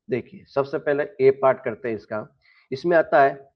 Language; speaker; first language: Hindi; native; Hindi